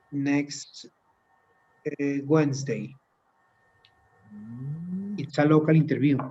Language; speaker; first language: English; non-native, learner; Spanish